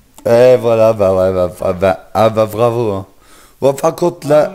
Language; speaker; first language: French; native; French